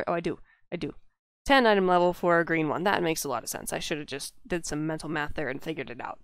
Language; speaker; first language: English; native; English